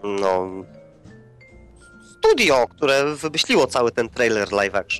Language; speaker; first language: Polish; native; Polish